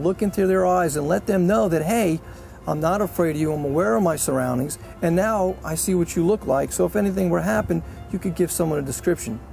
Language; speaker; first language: English; native; English